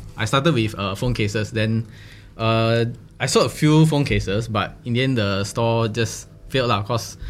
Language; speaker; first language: English; non-native, local second language; Chinese